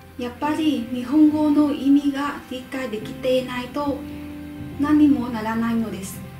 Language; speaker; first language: Japanese; non-native, fluent; Vietnamese